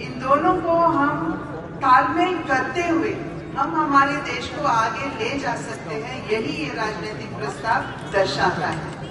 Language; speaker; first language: Hindi; non-native, local second language; Telugu